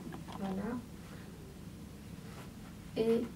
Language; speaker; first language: French; native; French